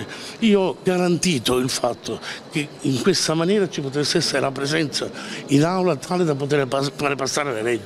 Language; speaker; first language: Italian; native; Italian